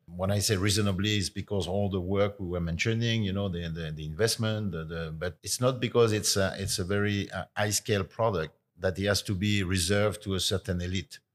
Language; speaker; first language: English; non-native, fluent; French